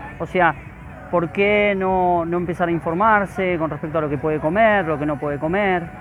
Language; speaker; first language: Spanish; native; Spanish